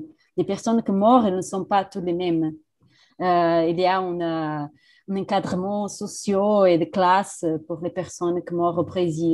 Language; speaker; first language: French; non-native, fluent; Portuguese